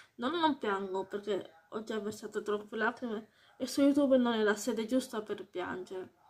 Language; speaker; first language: Italian; early bilingual, heritage; Italian